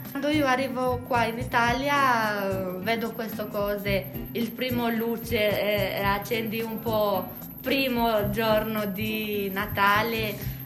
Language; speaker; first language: Italian; non-native, learner; Albanian